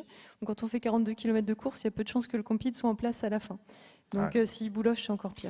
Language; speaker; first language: French; native; French